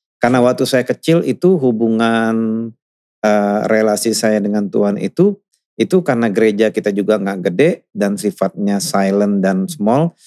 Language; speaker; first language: Indonesian; native; Indonesian